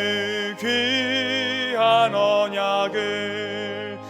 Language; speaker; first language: Korean; native; Korean